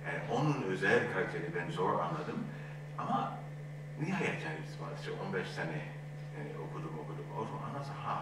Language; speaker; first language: Turkish; non-native, learner; English